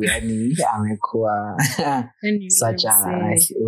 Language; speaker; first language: English; non-native, local second language; Swahili